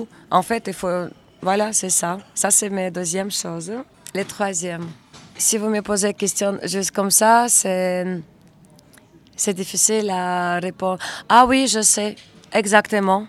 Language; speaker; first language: French; non-native, fluent; Russian